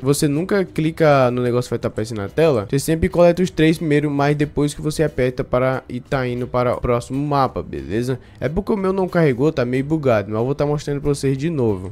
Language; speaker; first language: Portuguese; native; Portuguese